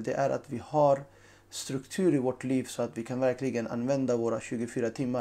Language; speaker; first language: Swedish; non-native, fluent; Urdu